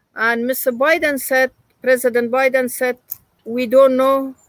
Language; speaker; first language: English; non-native, learner; Persian